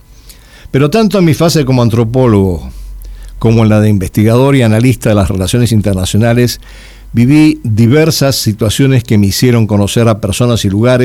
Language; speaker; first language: Spanish; native; Spanish